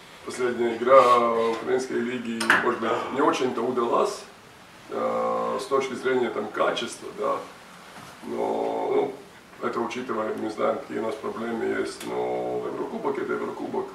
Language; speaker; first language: Russian; non-native, fluent; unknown